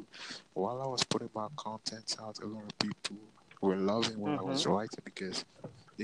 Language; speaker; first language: English; non-native, local second language; Igbo